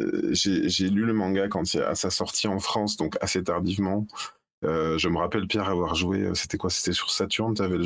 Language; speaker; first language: French; native; French